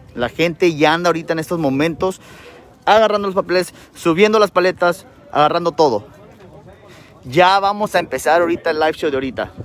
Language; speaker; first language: Spanish; early bilingual, heritage; Spanish